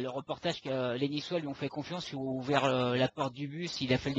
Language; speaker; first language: French; native; French